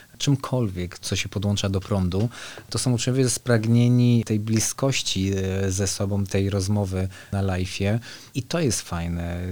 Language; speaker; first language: Polish; native; Polish